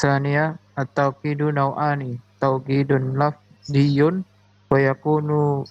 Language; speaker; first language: Arabic; non-native, learner; Indonesian